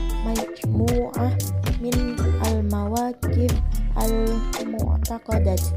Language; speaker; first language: Arabic; non-native, learner; Indonesian